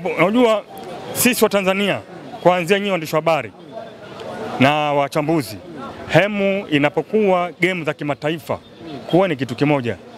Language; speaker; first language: Swahili; native; Swahili